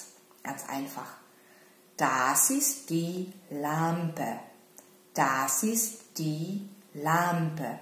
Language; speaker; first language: German; non-native, fluent; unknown